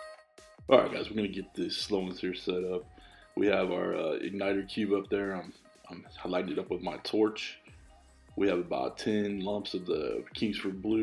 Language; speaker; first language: English; native; English